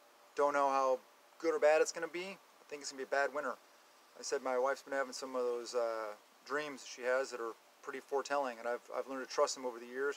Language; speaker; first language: English; native; English